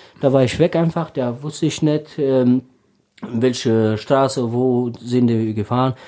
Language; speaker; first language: German; non-native, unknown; Tajik